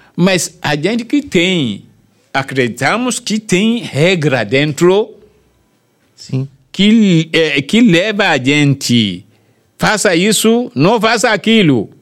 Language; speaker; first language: Portuguese; non-native, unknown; Yoruba